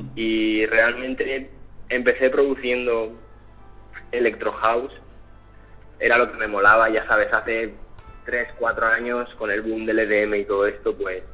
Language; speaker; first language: Spanish; early bilingual, other home language; French